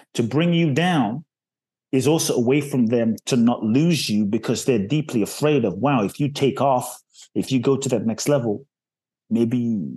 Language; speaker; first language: English; native; English